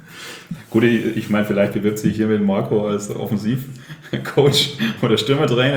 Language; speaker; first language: German; native; German